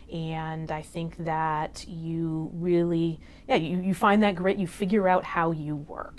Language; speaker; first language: English; native; English